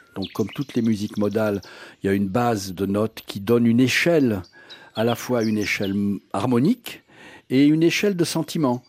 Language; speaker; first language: French; native; French